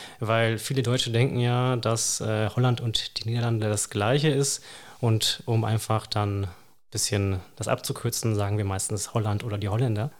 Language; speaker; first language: German; native; German